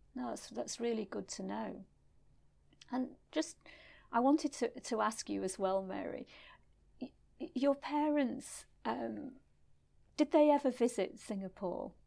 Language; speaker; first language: English; native; English